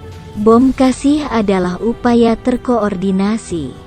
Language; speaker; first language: Indonesian; native; Indonesian